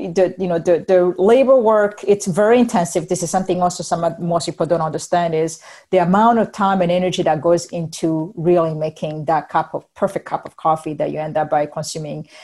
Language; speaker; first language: English; non-native, fluent; Rundi